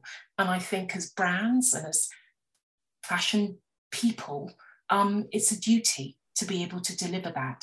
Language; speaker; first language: English; native; English